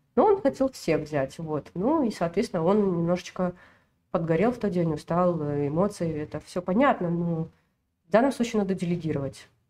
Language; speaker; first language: Russian; native; Russian